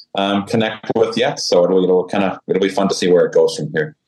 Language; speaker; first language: English; native; English